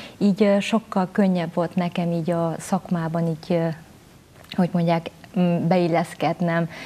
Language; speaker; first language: Hungarian; early bilingual, other home language; Vietnamese